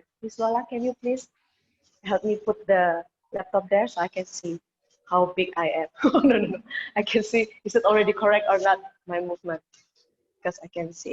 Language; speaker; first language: English; non-native, learner; Indonesian